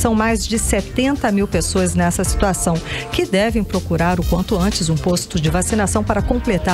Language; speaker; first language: Portuguese; native; Portuguese